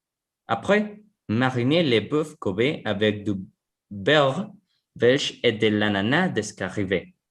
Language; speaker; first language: French; non-native, learner; Spanish